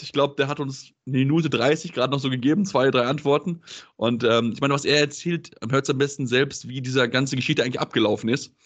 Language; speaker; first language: German; native; German